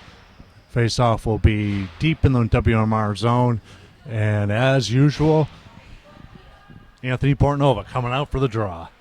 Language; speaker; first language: English; native; English